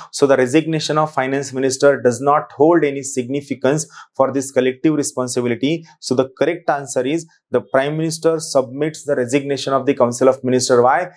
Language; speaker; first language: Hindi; non-native, local second language; Marathi